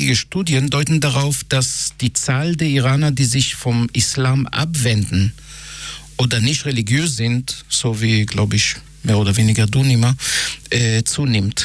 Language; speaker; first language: German; non-native, fluent; Hebrew